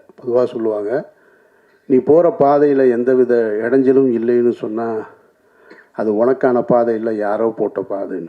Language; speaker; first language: Tamil; native; Tamil